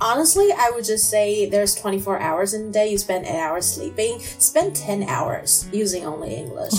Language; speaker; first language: English; non-native, fluent; Chinese